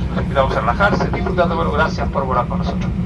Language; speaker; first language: Spanish; native; Spanish